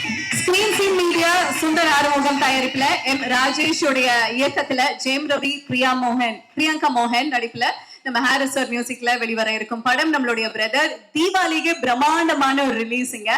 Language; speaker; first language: Tamil; native; Tamil